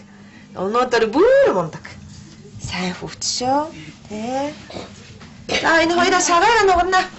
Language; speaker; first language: Mongolian; non-native, learner; Japanese